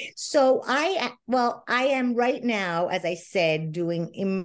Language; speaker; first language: English; non-native, fluent; Spanish